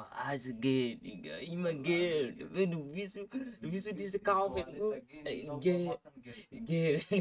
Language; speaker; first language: German; non-native, learner; Swahili